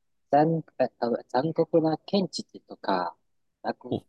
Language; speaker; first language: Japanese; non-native, learner; Chinese